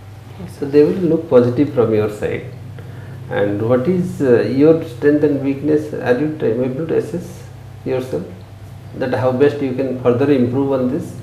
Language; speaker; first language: English; non-native, local second language; Odia